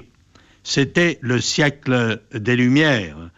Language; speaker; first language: French; native; French